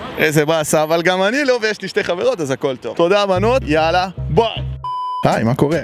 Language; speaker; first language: Hebrew; native; Hebrew